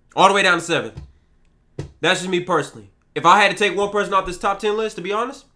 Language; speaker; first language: English; native; English